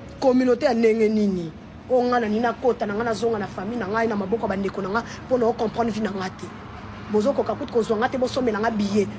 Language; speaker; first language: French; non-native, local second language; Lingala